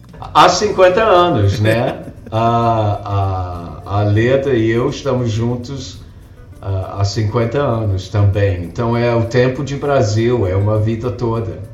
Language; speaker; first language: Portuguese; non-native, fluent; English